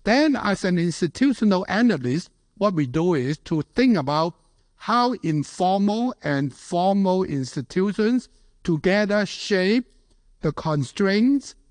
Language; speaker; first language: English; non-native, local second language; Cantonese